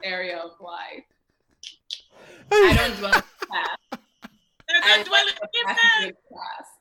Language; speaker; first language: English; non-native, local second language; Yoruba